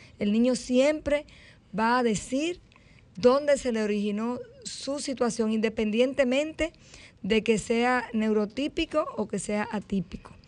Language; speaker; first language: Spanish; native; Spanish